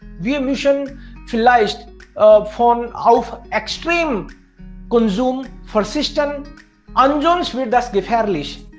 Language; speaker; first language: German; non-native, fluent; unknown